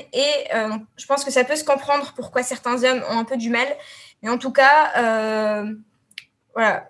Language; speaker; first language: French; non-native, local second language; Arabic